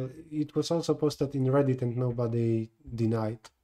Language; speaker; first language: English; non-native, fluent; Polish